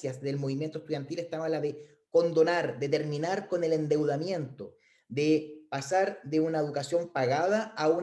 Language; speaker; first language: Spanish; native; Spanish